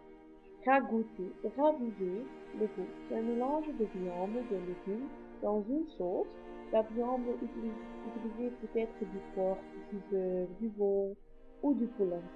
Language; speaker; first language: French; non-native, learner; Dutch